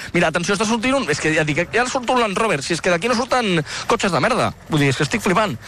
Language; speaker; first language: Catalan; native; Catalan